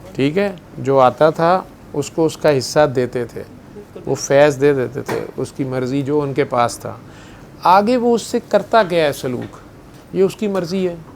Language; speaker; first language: Urdu; non-native, local second language; Punjabi